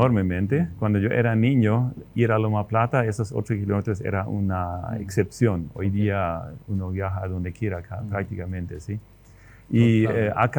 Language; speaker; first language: Spanish; non-native, local second language; Plautdietsch